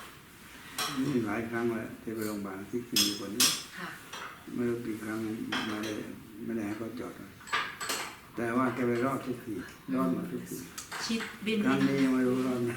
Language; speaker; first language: Thai; native; Thai